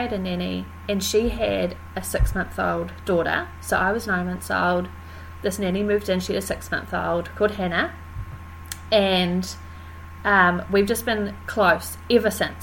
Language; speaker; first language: English; native; English